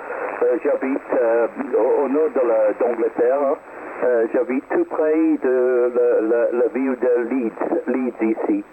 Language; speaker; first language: French; non-native, learner; English